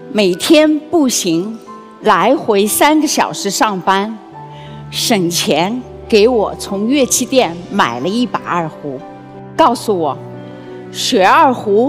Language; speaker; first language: Chinese; native; Chinese